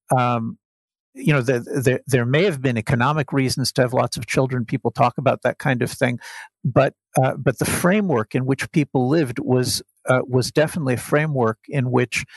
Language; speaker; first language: English; native; English